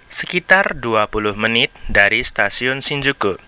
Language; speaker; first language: Indonesian; non-native, fluent; Japanese